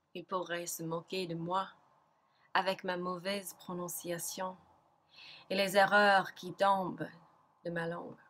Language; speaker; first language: French; non-native, fluent; English